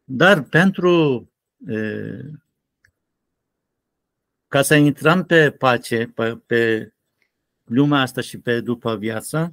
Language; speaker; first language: Romanian; non-native, learner; Turkish